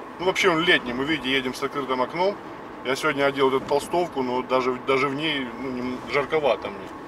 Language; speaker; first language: Russian; native; Russian